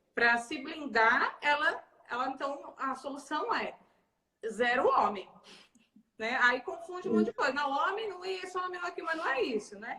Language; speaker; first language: Portuguese; native; Portuguese